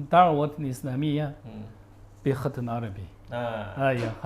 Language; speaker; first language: Arabic; non-native, learner; Chinese